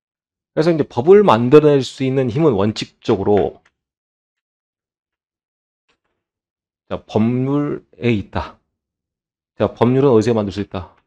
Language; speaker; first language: Korean; native; Korean